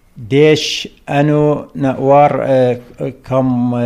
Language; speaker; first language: Portuguese; non-native, learner; Arabic